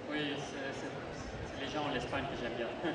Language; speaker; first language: French; non-native, fluent; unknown